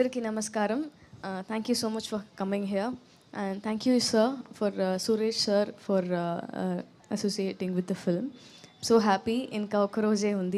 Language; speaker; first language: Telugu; non-native, learner; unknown